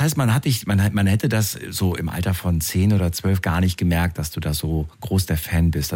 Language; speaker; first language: German; native; German